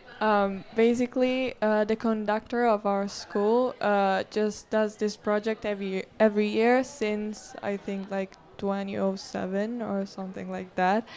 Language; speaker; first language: English; non-native, fluent; Italian